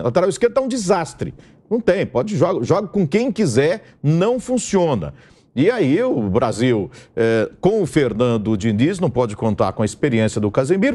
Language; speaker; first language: Portuguese; native; Portuguese